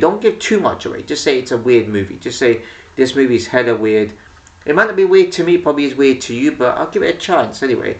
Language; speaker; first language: English; native; English